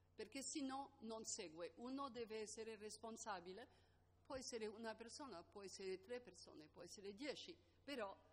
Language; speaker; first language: Italian; non-native, fluent; French